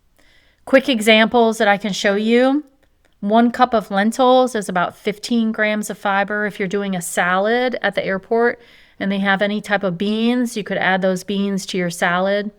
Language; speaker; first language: English; native; English